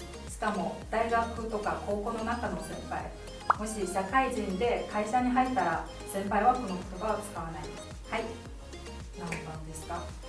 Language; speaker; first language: Japanese; non-native, fluent; Chinese